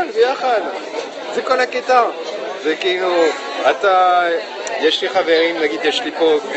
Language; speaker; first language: Hebrew; non-native, fluent; French